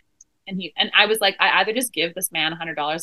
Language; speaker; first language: English; native; English